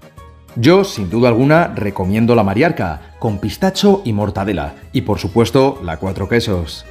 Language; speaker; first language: Spanish; native; Spanish